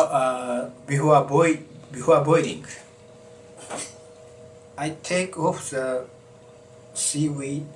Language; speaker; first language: English; non-native, learner; Japanese